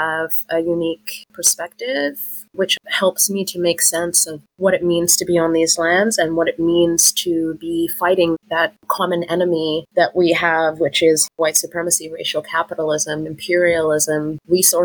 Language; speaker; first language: English; native; English